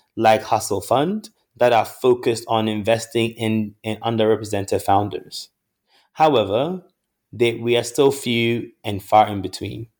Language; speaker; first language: English; non-native, local second language; Akan